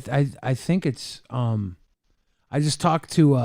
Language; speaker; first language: English; native; English